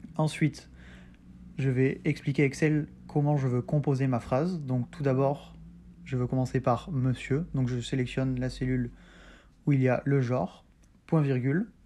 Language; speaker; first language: French; native; French